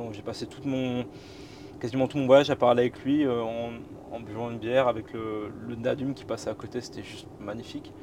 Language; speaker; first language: French; native; French